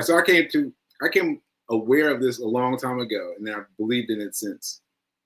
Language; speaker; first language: English; native; English